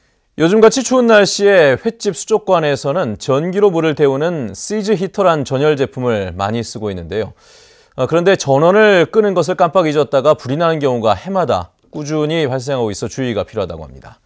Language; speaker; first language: Korean; native; Korean